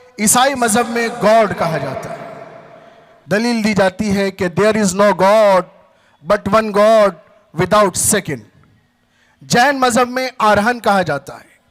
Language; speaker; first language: Urdu; native; Urdu